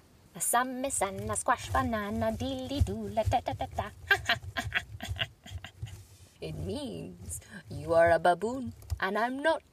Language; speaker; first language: English; early bilingual, other home language; Spanish